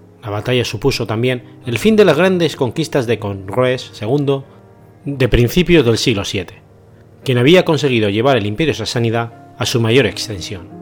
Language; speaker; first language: Spanish; native; Spanish